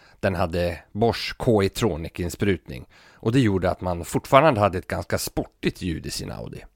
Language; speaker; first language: Swedish; native; Swedish